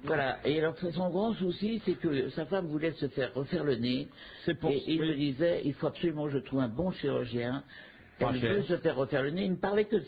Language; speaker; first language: French; native; French